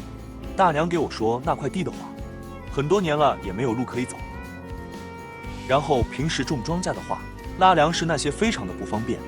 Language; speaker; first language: Chinese; native; Chinese